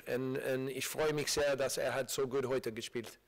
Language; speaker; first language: German; non-native, learner; English